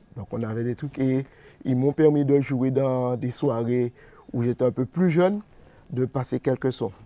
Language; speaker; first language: French; native; French